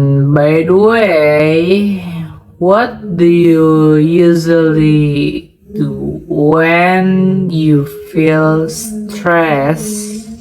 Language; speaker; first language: English; non-native, learner; Indonesian